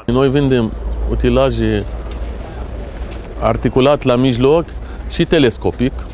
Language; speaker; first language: Romanian; non-native, fluent; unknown